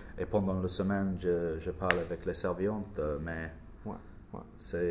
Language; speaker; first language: French; non-native, learner; English